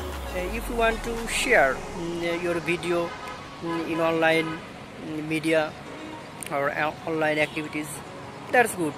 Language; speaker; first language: English; non-native, learner; Bangla